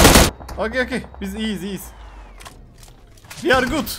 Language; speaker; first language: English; non-native, learner; Turkish